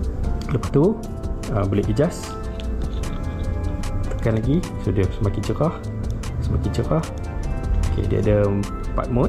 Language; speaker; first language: Malay; native; Malay